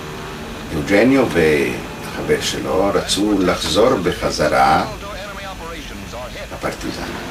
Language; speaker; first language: Hebrew; non-native, fluent; Italian